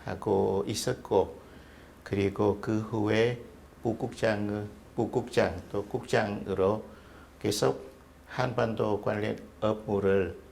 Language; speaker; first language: Korean; non-native, fluent; Vietnamese